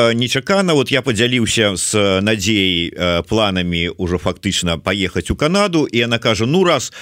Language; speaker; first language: Belarusian; native; Belarusian